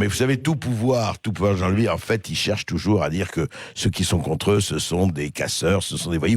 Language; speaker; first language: French; native; French